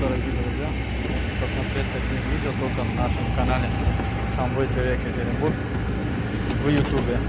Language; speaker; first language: Russian; non-native, learner; Tajik